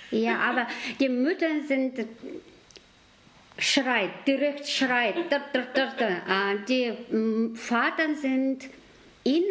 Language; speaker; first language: German; non-native, learner; Mongolian